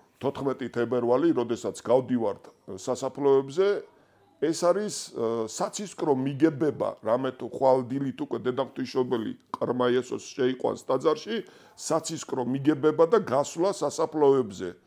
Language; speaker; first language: Georgian; non-native, local second language; Svan